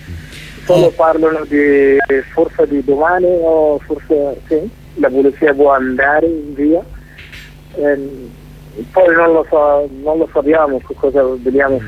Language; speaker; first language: Italian; non-native, learner; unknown